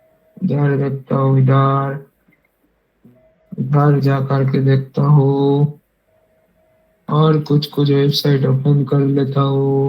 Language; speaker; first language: Hindi; non-native, fluent; Bangla